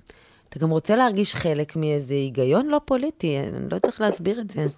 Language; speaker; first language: Hebrew; native; Hebrew